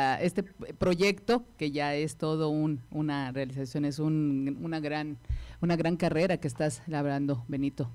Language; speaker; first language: Spanish; native; Spanish